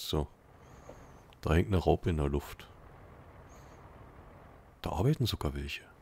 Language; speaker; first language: German; native; German